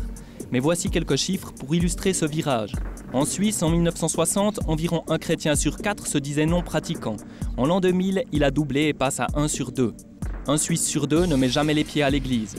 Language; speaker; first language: French; native; French